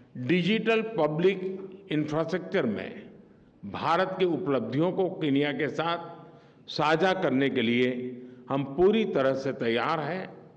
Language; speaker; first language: Hindi; non-native, local second language; Gujarati